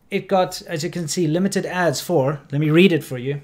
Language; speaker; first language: English; native; English